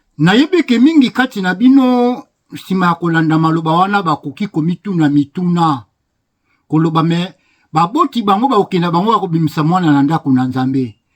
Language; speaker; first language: Lingala; non-native, local second language; Kongo